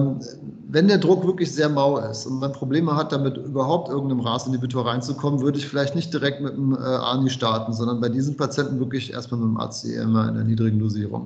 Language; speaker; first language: German; native; German